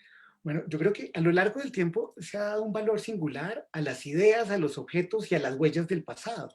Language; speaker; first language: Spanish; native; Spanish